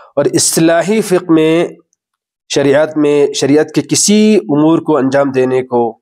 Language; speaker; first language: Urdu; non-native, local second language; Balti